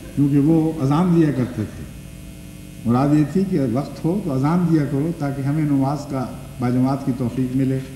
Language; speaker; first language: Urdu; non-native, local second language; Punjabi